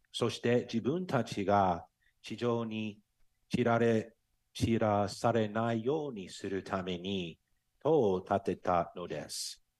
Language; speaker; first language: Japanese; non-native, fluent; English